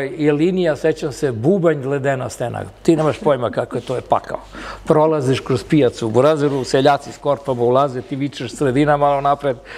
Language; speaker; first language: Serbian; early bilingual, other home language; Italian